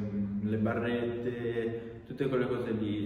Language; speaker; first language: Italian; native; Italian